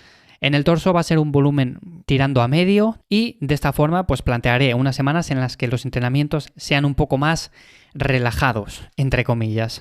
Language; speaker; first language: Spanish; native; Spanish